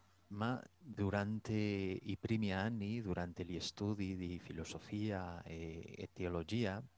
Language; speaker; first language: Italian; non-native, fluent; Spanish